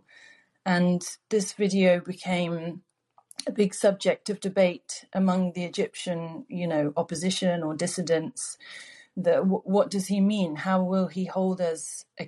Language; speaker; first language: English; native; English